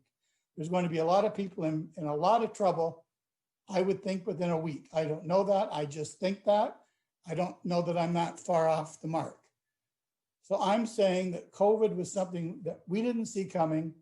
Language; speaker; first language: English; native; English